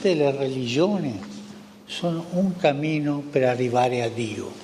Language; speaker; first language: Italian; non-native, fluent; Spanish